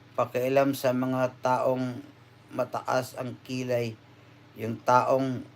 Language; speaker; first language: Filipino; native; Filipino